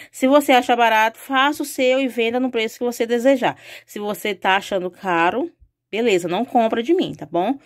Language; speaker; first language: Portuguese; native; Portuguese